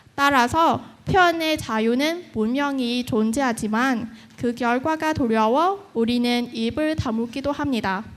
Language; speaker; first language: Korean; non-native, fluent; Vietnamese